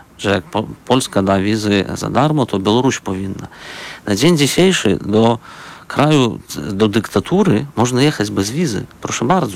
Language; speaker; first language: Polish; non-native, fluent; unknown